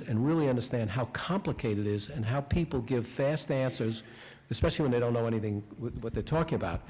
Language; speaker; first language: English; native; English